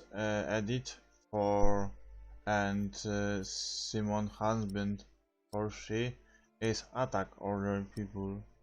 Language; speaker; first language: English; non-native, learner; Polish